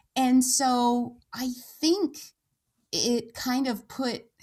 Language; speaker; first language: English; native; English